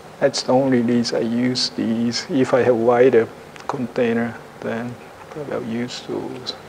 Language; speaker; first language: English; non-native, fluent; Japanese